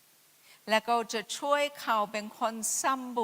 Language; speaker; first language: Thai; non-native, fluent; English